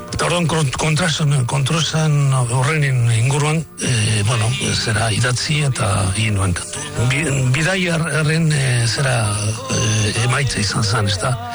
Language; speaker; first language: Basque; non-native, local second language; Spanish